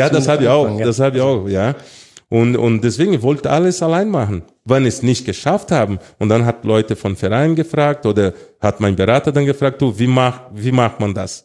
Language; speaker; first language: German; non-native, fluent; Portuguese